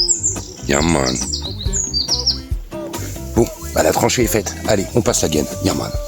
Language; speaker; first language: French; native; French